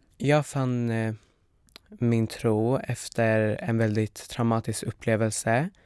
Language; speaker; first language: Swedish; native; Swedish